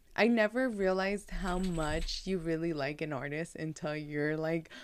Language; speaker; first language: English; early bilingual, heritage; Spanish